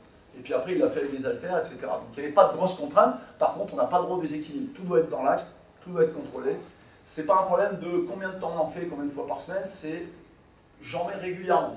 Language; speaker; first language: French; native; French